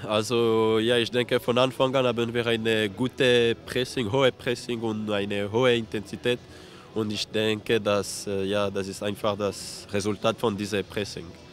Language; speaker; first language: German; non-native, learner; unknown